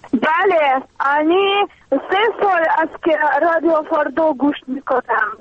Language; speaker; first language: Persian; non-native, learner; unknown